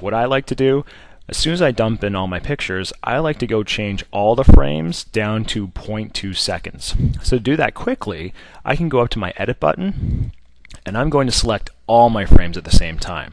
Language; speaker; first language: English; native; English